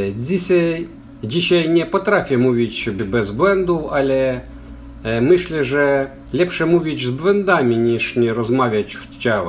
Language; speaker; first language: Polish; non-native, learner; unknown